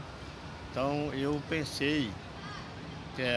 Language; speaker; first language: Portuguese; non-native, local second language; Yanomámi